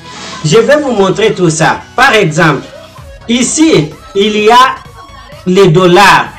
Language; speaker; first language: French; non-native, learner; Portuguese